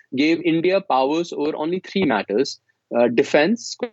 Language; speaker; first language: English; non-native, local second language; Kashmiri